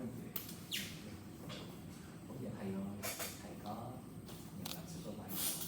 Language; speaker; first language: Vietnamese; native; Vietnamese